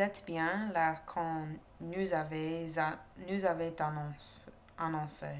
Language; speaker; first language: French; non-native, learner; English